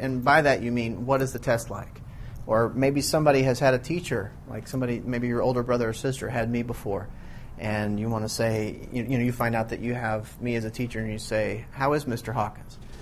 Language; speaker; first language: English; native; English